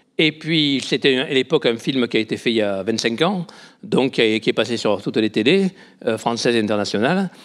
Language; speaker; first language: French; native; French